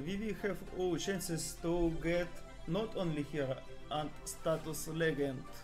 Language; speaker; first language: English; non-native, learner; Russian